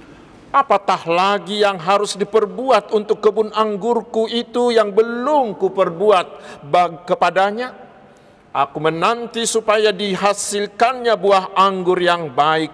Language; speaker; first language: Indonesian; non-native, local second language; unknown